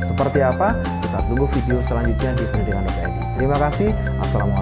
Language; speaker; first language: Indonesian; native; Indonesian